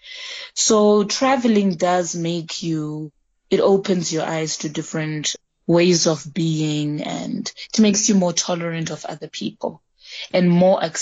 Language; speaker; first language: English; early bilingual, other home language; Shona